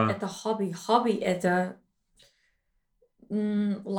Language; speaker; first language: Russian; non-native, learner; English